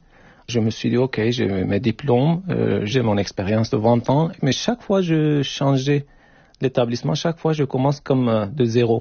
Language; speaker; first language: French; non-native, fluent; Turkish